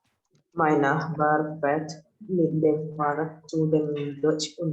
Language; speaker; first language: German; non-native, learner; Indonesian